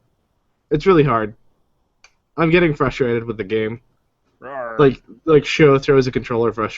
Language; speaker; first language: English; native; English